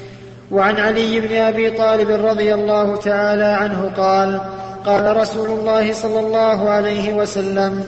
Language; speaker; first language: Arabic; native; Arabic